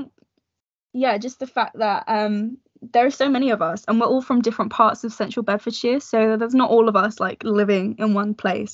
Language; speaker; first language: English; native; English